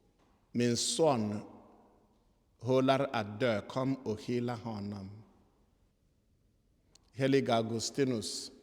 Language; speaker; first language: Swedish; non-native, fluent; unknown